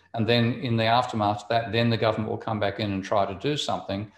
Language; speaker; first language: English; native; English